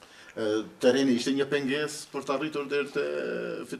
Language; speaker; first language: Albanian; native; Albanian